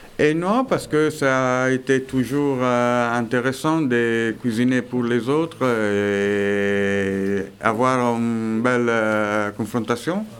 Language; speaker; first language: French; non-native, fluent; Italian